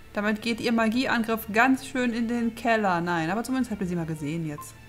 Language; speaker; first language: German; native; German